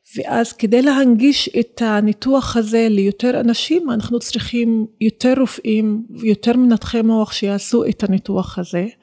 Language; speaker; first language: Hebrew; non-native, local second language; Arabic